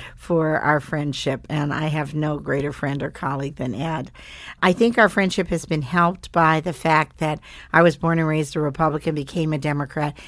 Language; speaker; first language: English; native; English